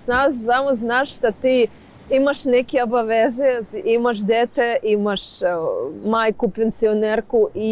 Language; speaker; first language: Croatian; non-native, learner; Ukrainian